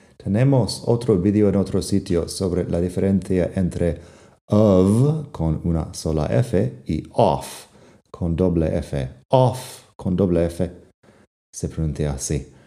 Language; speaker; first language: Spanish; non-native, fluent; English